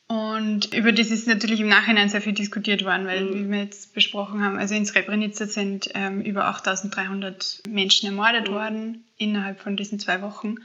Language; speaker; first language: German; native; German